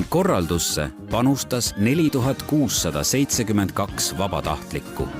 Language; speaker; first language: Estonian; native; Estonian